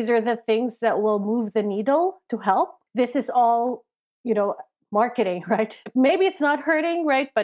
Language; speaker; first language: English; non-native, local second language; Filipino